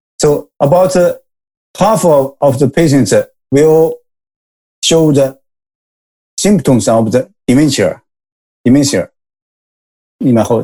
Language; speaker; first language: English; non-native, learner; Japanese